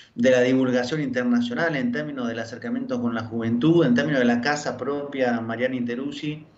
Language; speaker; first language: Spanish; early bilingual, heritage; French